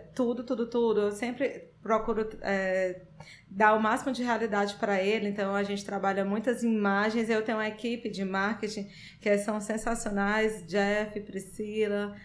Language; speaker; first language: Portuguese; native; Portuguese